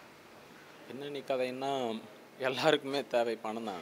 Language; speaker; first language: Tamil; native; Tamil